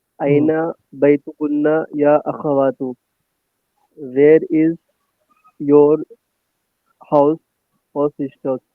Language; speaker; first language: Arabic; non-native, learner; Urdu